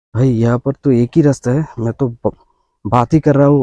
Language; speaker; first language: Hindi; non-native, local second language; Bangla